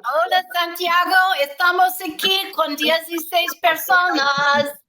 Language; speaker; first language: Spanish; non-native, learner; English